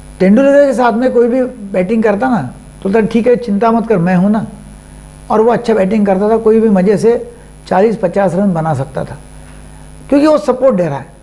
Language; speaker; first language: Hindi; non-native, local second language; Marathi